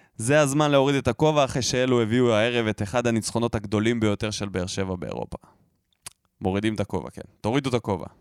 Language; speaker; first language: Hebrew; native; Hebrew